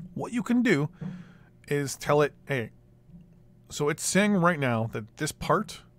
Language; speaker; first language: English; native; English